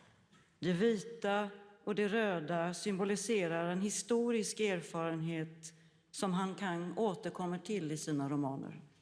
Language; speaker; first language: Swedish; native; Swedish